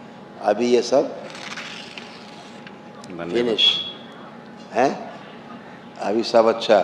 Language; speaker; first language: Hindi; native; Hindi